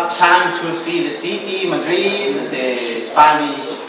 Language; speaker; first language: English; non-native, learner; Spanish